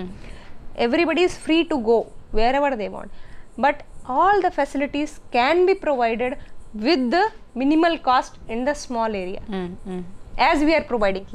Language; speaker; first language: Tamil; non-native, learner; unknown